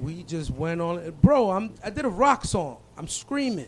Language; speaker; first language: English; native; English